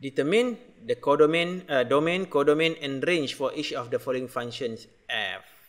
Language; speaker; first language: English; non-native, local second language; Malay